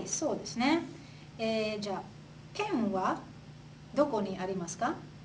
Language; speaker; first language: Japanese; non-native, fluent; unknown